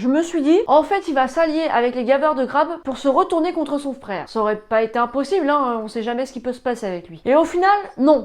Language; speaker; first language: French; native; French